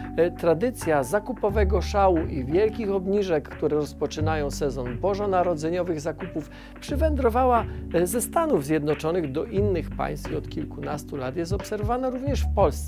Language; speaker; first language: Polish; native; Polish